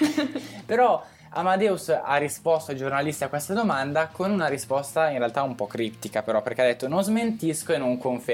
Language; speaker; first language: Italian; native; Italian